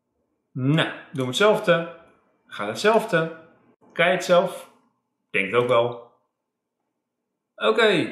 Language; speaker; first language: Dutch; native; Dutch